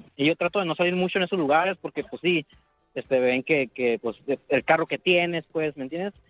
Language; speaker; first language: Spanish; native; Spanish